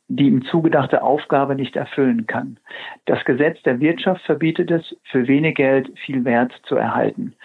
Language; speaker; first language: German; native; German